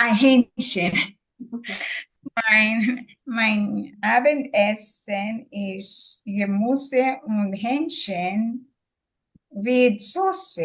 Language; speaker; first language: German; non-native, learner; Filipino